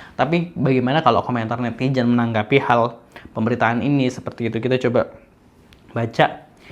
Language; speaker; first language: Indonesian; native; Indonesian